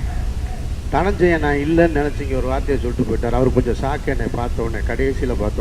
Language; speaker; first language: Tamil; native; Tamil